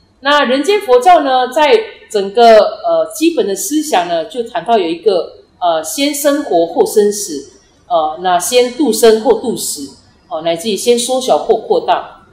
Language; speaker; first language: Chinese; early bilingual, heritage; Chinese